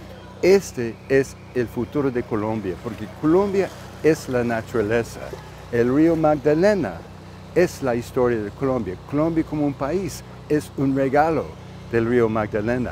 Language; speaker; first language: Spanish; non-native, fluent; English